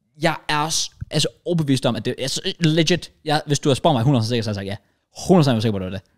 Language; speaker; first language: Danish; early bilingual, other home language; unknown